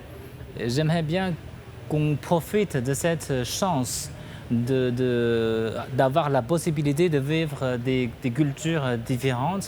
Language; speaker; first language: French; non-native, fluent; Chinese